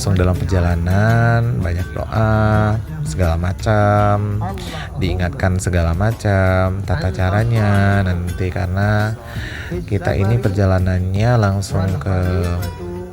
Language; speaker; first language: Indonesian; native; Indonesian